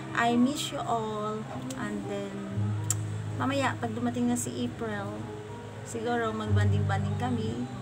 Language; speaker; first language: Filipino; non-native, local second language; Cebuano